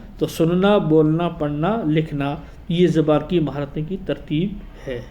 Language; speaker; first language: Urdu; native; Urdu